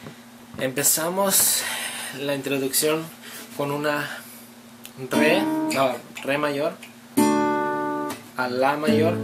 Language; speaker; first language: Spanish; early bilingual, heritage; Spanish